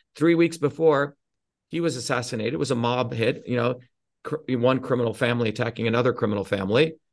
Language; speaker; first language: English; early bilingual, other home language; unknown